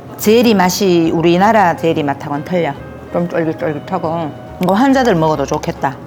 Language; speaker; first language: Korean; native; Korean